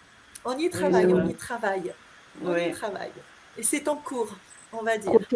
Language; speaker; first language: French; native; French